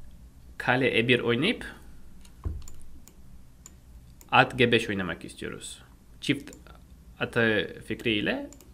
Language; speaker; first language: Turkish; non-native, fluent; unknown